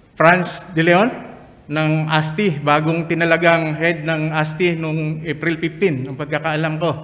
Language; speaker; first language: Filipino; non-native, local second language; Cebuano